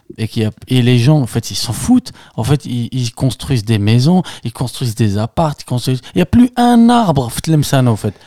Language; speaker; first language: French; non-native, local second language; Arabic